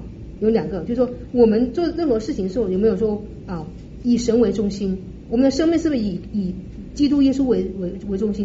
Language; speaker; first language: Chinese; native; Chinese